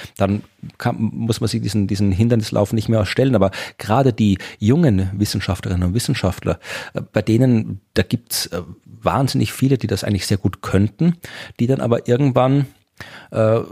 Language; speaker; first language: German; native; German